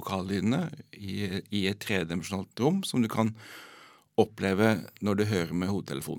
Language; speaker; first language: Norwegian; native; Norwegian